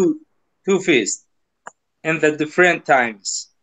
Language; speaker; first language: English; non-native, learner; Kurdish